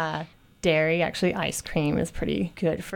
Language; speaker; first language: English; native; English